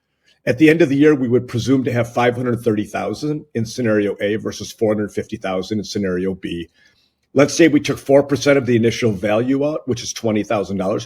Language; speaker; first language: English; native; English